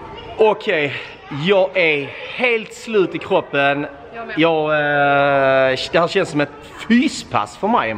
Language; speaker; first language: Swedish; native; Swedish